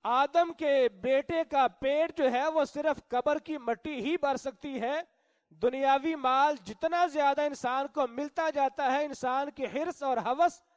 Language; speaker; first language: Urdu; non-native, local second language; Punjabi